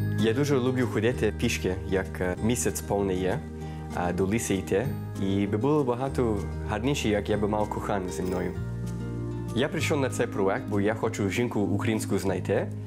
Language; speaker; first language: Ukrainian; early bilingual, heritage; Ukrainian